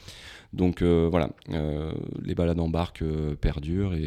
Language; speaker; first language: French; native; French